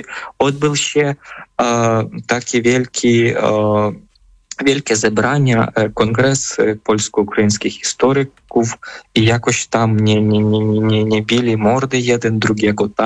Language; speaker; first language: Polish; non-native, fluent; Ukrainian